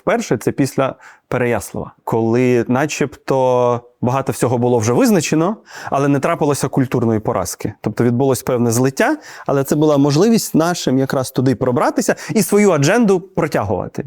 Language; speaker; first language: Ukrainian; native; Ukrainian